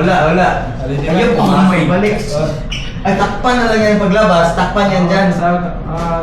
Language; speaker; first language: Filipino; non-native, local second language; Hiligaynon